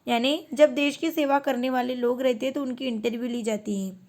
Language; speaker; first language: Hindi; non-native, local second language; Marathi